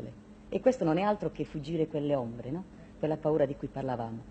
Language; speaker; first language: Italian; non-native, local second language; Sardinian